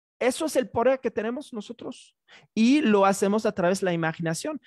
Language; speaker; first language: Spanish; non-native, fluent; French